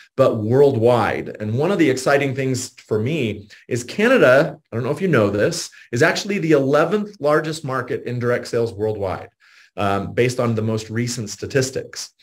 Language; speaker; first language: English; native; English